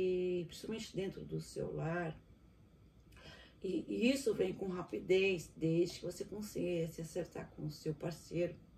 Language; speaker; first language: Portuguese; native; Portuguese